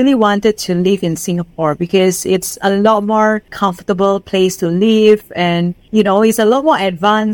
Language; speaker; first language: English; non-native, fluent; Indonesian